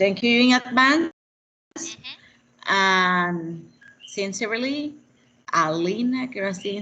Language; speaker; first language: English; non-native, learner; Spanish